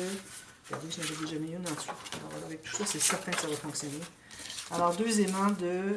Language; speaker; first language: French; native; French